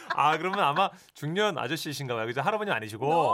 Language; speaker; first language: Korean; native; Korean